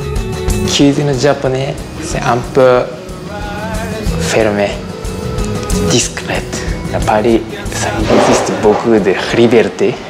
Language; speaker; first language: French; non-native, learner; Japanese